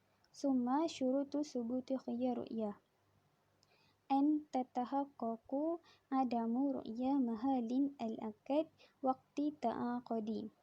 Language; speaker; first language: Arabic; non-native, learner; Malay